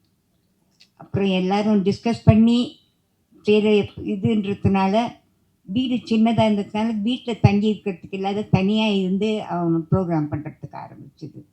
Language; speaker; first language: Tamil; native; Tamil